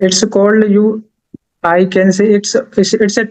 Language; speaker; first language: English; non-native, learner; Haryanvi